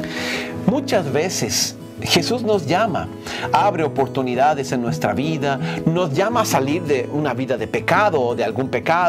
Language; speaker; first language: Spanish; non-native, fluent; Portuguese